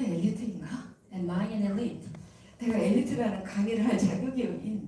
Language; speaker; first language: Korean; native; Korean